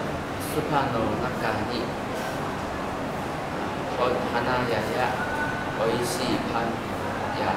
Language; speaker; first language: Japanese; non-native, learner; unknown